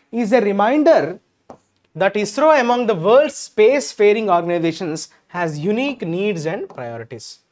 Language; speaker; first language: English; non-native, local second language; Telugu